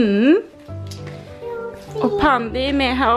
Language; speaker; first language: Swedish; native; Swedish